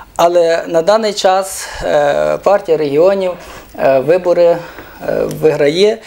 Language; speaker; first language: Ukrainian; native; Ukrainian